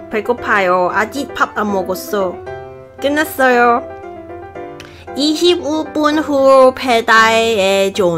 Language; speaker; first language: Korean; non-native, learner; Cantonese